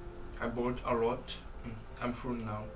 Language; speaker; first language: English; non-native, fluent; Japanese